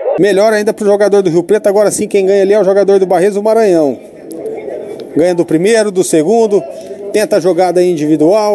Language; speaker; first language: Portuguese; native; Portuguese